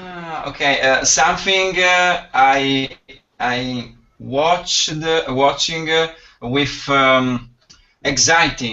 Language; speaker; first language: English; non-native, learner; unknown